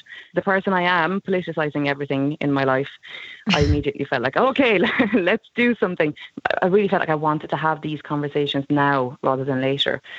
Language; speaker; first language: English; non-native, fluent; Swedish